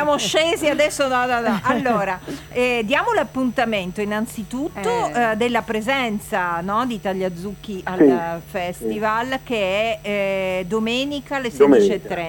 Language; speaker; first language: Italian; native; Italian